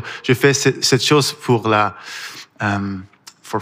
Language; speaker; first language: French; non-native, learner; Persian